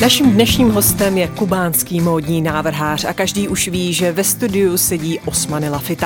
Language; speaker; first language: Czech; native; Czech